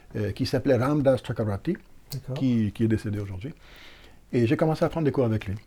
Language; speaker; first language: French; native; French